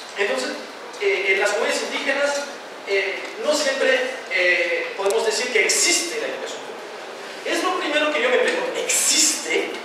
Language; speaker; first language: Spanish; non-native, fluent; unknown